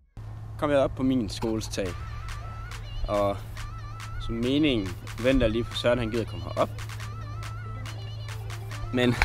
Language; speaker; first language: Danish; native; Danish